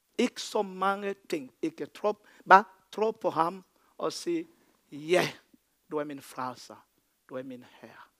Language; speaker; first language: Danish; non-native, fluent; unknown